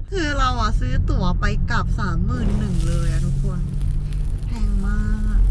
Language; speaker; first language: Thai; non-native, fluent; Korean